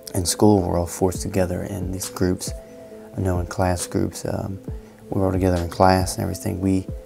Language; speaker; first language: English; native; English